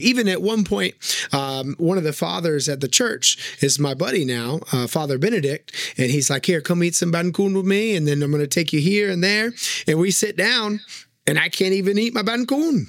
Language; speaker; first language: English; native; English